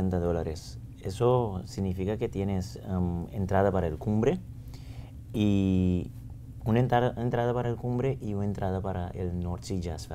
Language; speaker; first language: Spanish; non-native, fluent; Papiamento